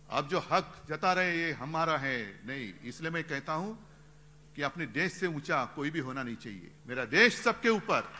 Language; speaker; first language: Hindi; non-native, local second language; Marathi